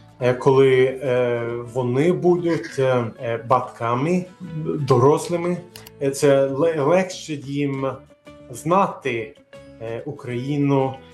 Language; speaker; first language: Ukrainian; non-native, learner; Swedish